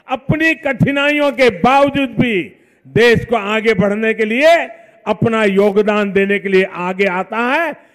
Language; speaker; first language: Hindi; non-native, local second language; Gujarati